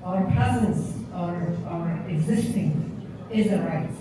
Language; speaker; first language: English; non-native, fluent; Persian